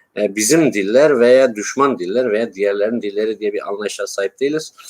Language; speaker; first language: Turkish; non-native, local second language; Kurdish